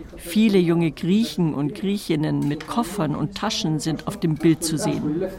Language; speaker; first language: German; native; German